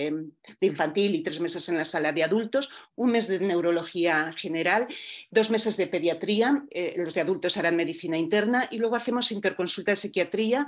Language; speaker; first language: Spanish; native; Spanish